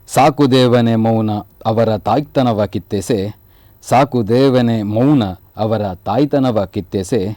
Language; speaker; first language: Kannada; native; Kannada